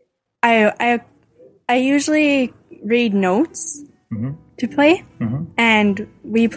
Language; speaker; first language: English; native; English